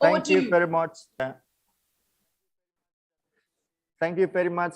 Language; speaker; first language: English; non-native, learner; Indonesian